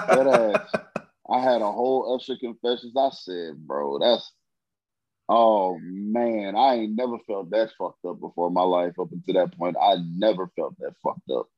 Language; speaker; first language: English; native; English